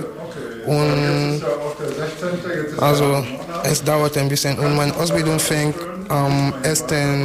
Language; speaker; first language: German; non-native, fluent; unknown